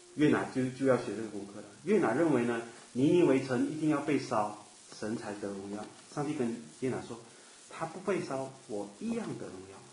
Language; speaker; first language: Chinese; native; Chinese